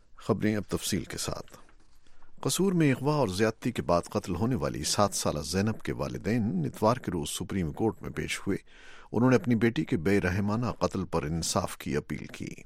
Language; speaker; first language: Urdu; native; Urdu